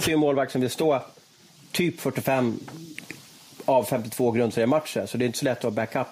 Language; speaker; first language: Swedish; native; Swedish